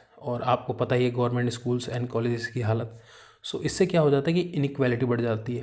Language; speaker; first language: Hindi; native; Hindi